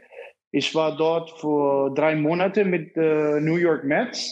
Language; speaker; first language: German; non-native, fluent; Spanish